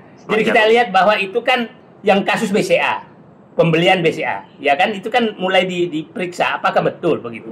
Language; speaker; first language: Indonesian; native; Indonesian